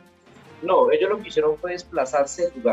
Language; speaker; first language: Spanish; native; Spanish